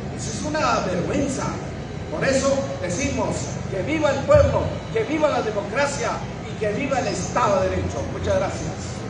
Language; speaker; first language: Spanish; non-native, local second language; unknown